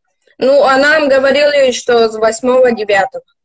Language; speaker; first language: Russian; non-native, local second language; Ukrainian